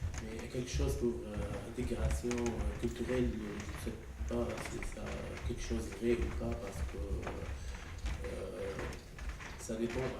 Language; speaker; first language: French; non-native, learner; Arabic